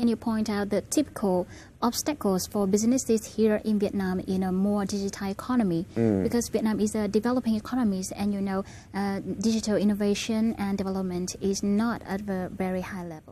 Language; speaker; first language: English; non-native, fluent; Vietnamese